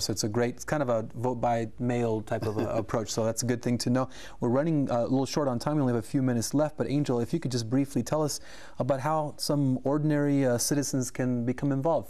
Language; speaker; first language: English; early bilingual, other home language; Spanish